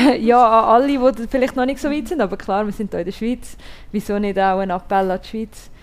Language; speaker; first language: German; native; German